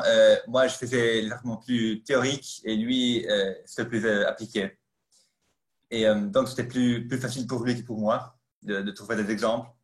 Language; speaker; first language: French; non-native, fluent; Italian